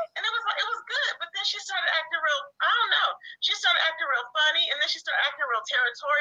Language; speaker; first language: English; native; English